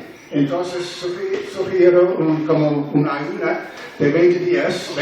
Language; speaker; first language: Spanish; non-native, fluent; English